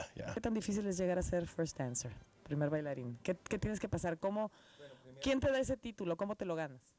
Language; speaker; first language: Spanish; native; Spanish